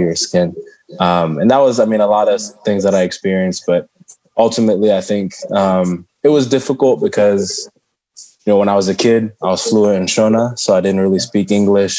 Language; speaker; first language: English; early bilingual, other home language; Shona